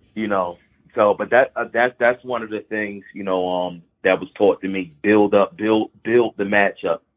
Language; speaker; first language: English; native; English